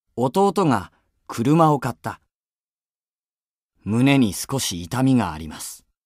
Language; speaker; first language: Japanese; native; Japanese